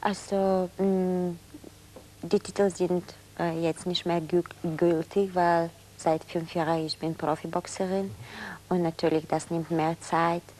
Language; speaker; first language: German; non-native, fluent; Bulgarian